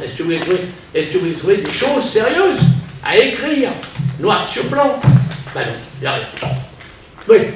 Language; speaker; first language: French; native; French